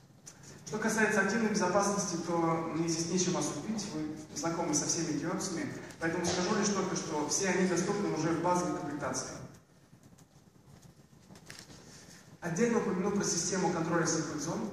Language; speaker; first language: Russian; native; Russian